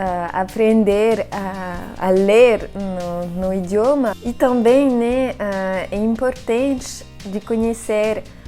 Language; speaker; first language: Portuguese; non-native, fluent; French